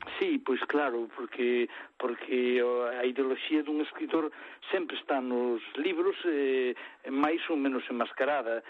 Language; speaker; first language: Galician; native; Galician